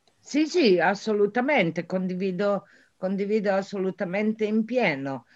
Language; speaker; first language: Italian; non-native, fluent; Croatian